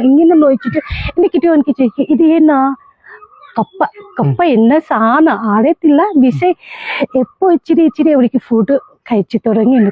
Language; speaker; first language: Malayalam; non-native, learner; Nepali